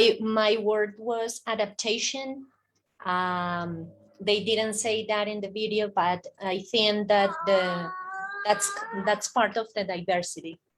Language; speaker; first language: English; non-native, fluent; Spanish